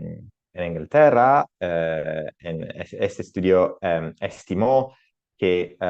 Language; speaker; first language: Spanish; non-native, learner; Italian